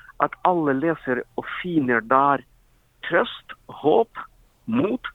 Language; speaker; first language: Norwegian; non-native, fluent; Ukrainian